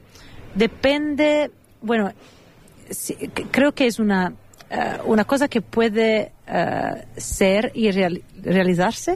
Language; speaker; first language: Spanish; non-native, fluent; Italian